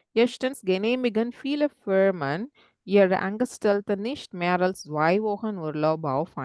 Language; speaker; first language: German; non-native, fluent; Tamil